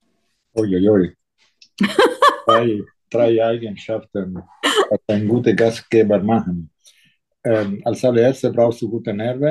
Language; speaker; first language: German; non-native, fluent; Italian